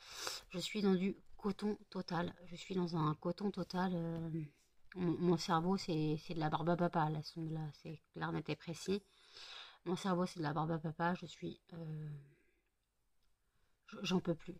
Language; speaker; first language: French; native; French